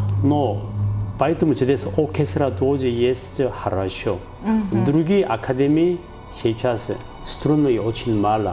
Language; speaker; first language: Russian; non-native, learner; Korean